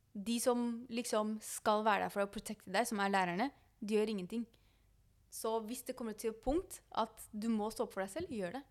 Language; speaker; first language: Norwegian; native; Norwegian